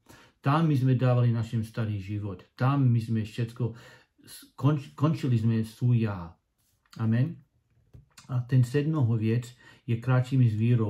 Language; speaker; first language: Czech; non-native, learner; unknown